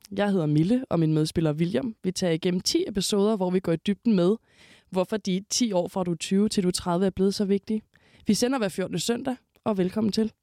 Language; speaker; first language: Danish; native; Danish